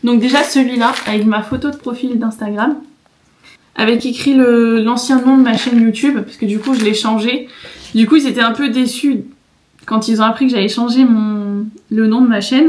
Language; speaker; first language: French; native; French